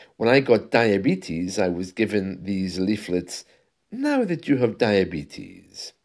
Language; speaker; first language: English; native; English